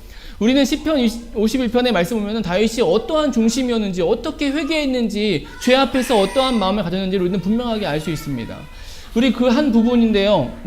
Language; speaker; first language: Korean; native; Korean